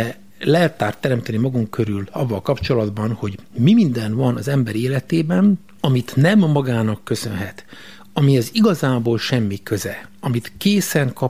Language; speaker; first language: Hungarian; native; Hungarian